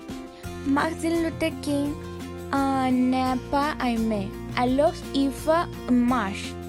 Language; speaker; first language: French; non-native, learner; English